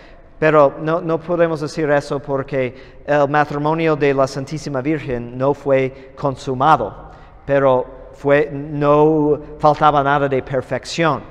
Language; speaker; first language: Spanish; non-native, fluent; English